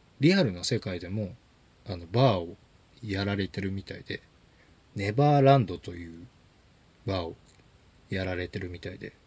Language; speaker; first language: Japanese; native; Japanese